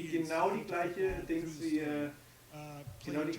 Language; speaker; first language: German; native; German